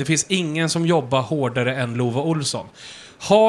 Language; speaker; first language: Swedish; native; Swedish